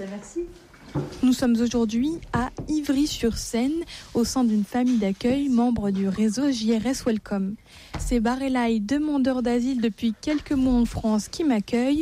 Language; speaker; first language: French; native; French